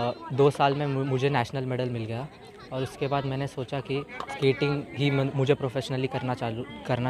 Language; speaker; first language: Hindi; non-native, local second language; Marathi